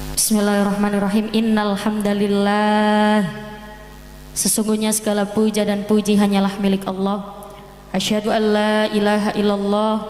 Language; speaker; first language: Indonesian; non-native, local second language; Javanese